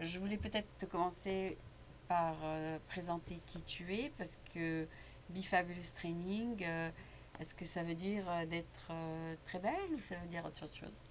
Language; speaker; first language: French; native; French